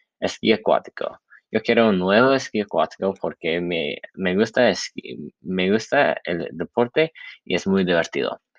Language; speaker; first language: Spanish; non-native, learner; English